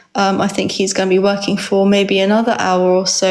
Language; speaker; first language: English; early bilingual, other home language; Georgian